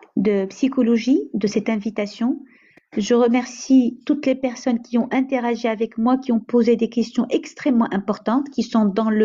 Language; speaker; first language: French; non-native, local second language; Arabic